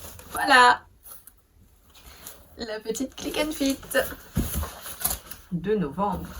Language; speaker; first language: French; native; French